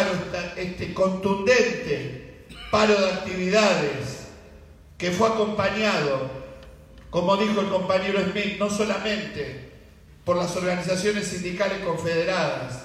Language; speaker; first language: Spanish; native; Spanish